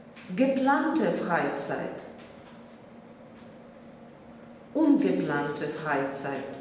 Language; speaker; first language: German; non-native, fluent; Russian